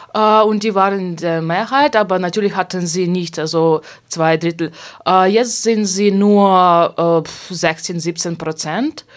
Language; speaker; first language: German; non-native, fluent; Hungarian